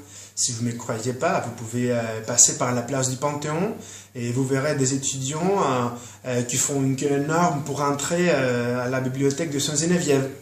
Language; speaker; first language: French; non-native, fluent; Greek